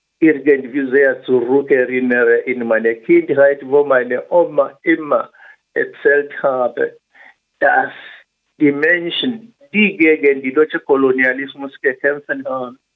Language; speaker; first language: German; non-native, learner; Swahili